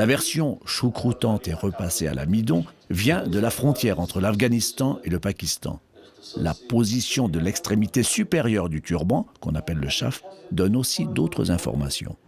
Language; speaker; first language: French; native; French